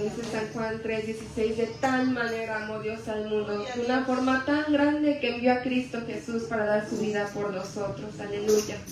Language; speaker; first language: Spanish; native; Spanish